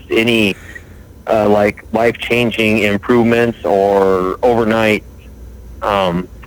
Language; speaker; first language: English; native; English